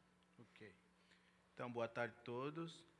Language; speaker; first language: Portuguese; non-native, local second language; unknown